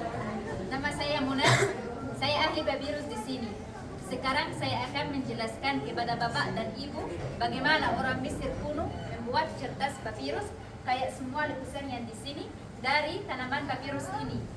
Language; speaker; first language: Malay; non-native, fluent; Arabic